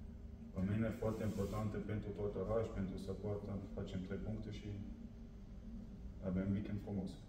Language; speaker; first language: Romanian; non-native, learner; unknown